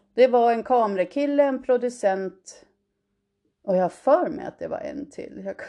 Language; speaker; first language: Swedish; early bilingual, heritage; Swedish